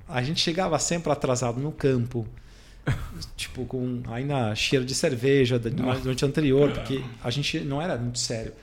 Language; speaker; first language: Portuguese; non-native, fluent; Dutch